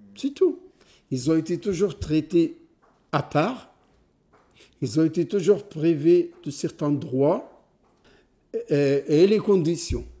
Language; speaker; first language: French; non-native, fluent; Arabic